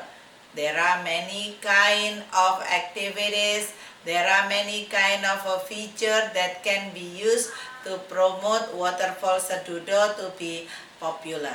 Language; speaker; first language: English; non-native, fluent; Indonesian